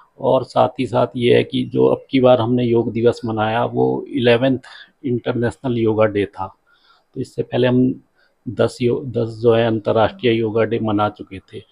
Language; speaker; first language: Hindi; native; Hindi